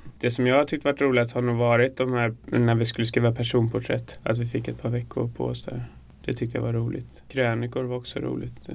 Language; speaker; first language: Swedish; native; Swedish